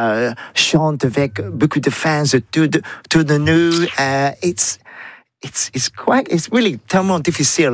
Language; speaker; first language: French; non-native, learner; English